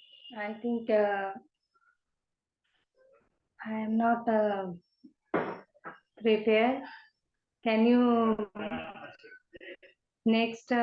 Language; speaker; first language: English; non-native, learner; Kannada